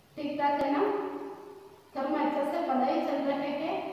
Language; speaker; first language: Hindi; non-native, local second language; Malayalam